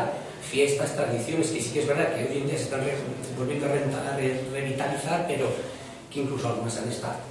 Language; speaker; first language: Spanish; native; Spanish